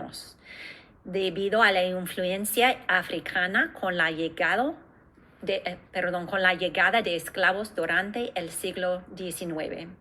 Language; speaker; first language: Spanish; non-native, fluent; English